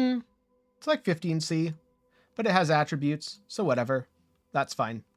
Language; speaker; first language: English; native; English